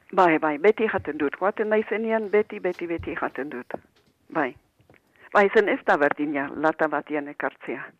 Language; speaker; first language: Basque; non-native, fluent; English